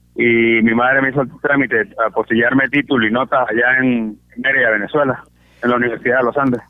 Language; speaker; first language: Spanish; native; Spanish